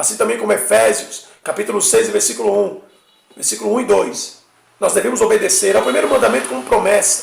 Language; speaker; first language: Portuguese; native; Portuguese